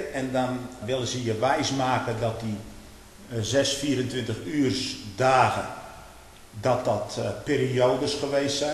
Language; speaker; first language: Dutch; native; Dutch